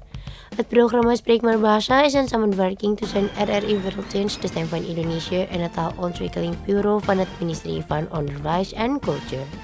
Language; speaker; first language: Dutch; non-native, learner; Indonesian